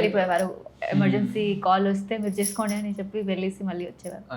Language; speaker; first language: Telugu; non-native, fluent; Odia